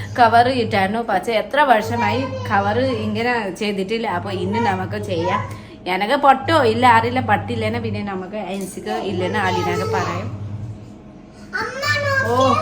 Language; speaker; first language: Malayalam; non-native, learner; Nepali